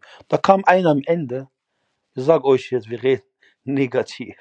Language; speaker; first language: German; non-native, fluent; Arabic